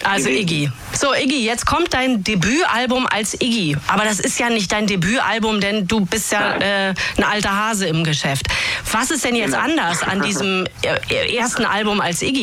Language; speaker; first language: German; native; German